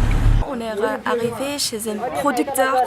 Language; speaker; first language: French; non-native, fluent; Vietnamese